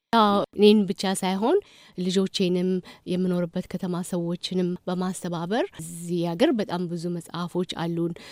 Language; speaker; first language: Amharic; native; Amharic